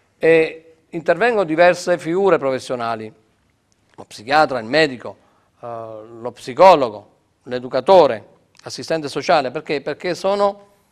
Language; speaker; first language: Italian; native; Italian